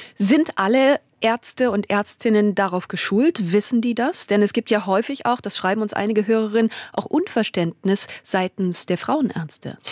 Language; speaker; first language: German; native; German